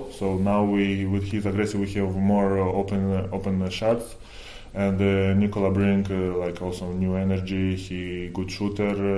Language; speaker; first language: English; non-native, fluent; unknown